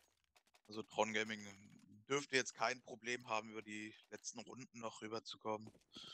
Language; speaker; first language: German; native; German